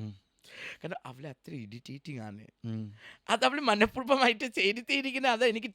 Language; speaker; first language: Malayalam; non-native, local second language; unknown